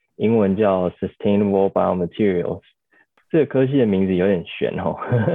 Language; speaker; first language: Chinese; native; Chinese